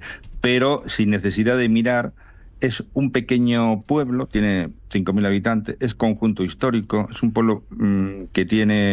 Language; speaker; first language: Spanish; native; Spanish